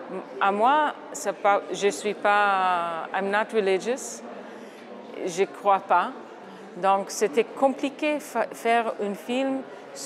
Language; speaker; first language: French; non-native, fluent; Hebrew